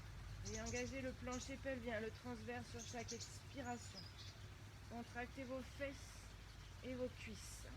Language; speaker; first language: French; native; French